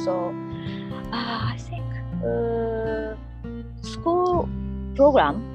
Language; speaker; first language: English; non-native, learner; Japanese